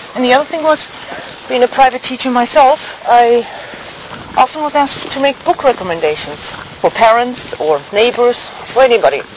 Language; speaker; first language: English; non-native, fluent; German